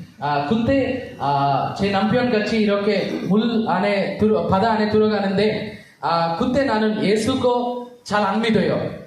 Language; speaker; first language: Korean; non-native, learner; Telugu